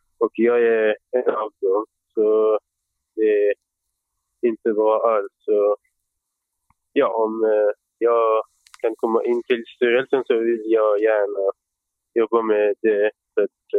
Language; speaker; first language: Swedish; non-native, fluent; Persian